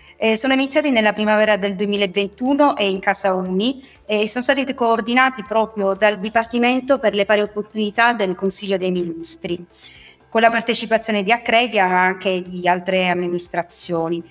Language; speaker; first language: Italian; native; Italian